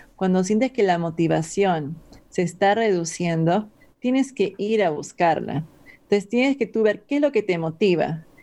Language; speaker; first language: Spanish; native; Spanish